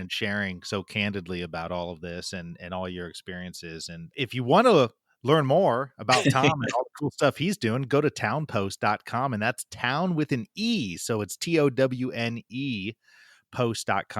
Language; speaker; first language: English; native; English